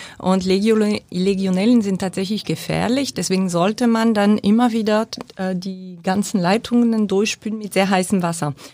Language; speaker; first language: German; non-native, fluent; French